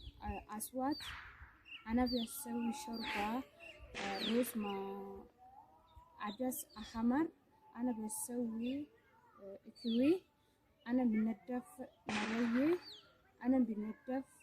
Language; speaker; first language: Arabic; non-native, learner; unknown